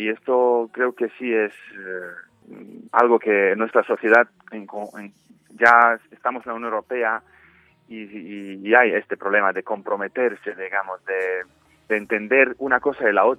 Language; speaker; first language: Spanish; non-native, fluent; Romanian